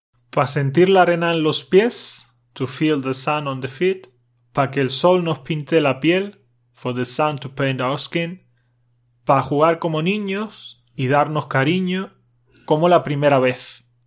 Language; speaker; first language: Spanish; native; Spanish